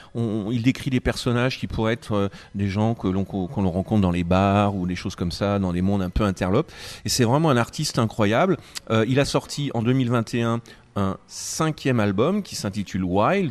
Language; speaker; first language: French; native; French